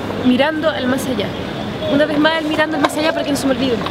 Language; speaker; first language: Spanish; native; Spanish